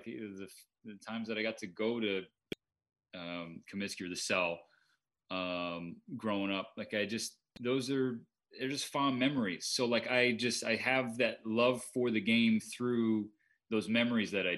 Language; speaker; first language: English; native; English